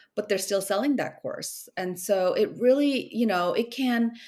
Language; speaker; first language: English; early bilingual, other home language; Korean